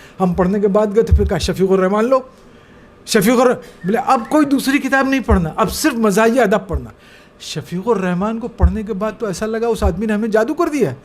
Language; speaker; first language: Urdu; native; Urdu